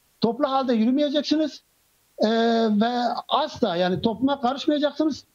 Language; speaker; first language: Turkish; non-native, local second language; Kurdish